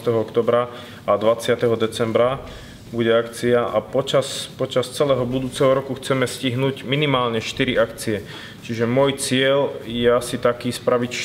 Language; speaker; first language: Slovak; native; Slovak